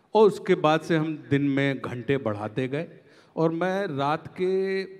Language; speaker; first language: Hindi; native; Hindi